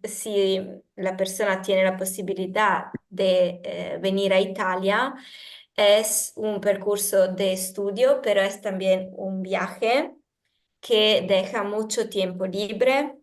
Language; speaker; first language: Spanish; non-native, fluent; Italian